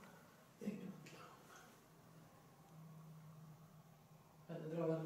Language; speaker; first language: Swedish; native; Swedish